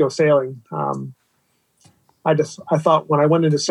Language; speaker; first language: English; native; English